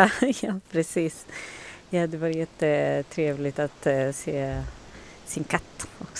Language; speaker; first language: Swedish; non-native, learner; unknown